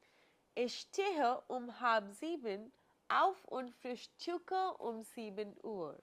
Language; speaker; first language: German; non-native, fluent; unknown